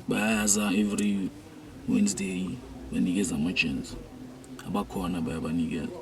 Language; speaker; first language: Zulu; native; Zulu